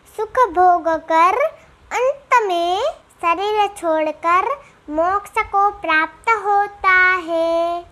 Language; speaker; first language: Hindi; non-native, local second language; Gujarati